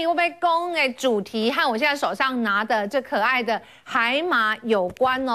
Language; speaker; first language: Chinese; native; Chinese